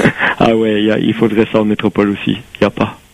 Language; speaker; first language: French; native; French